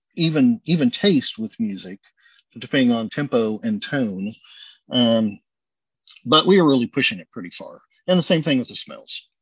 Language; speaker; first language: English; native; English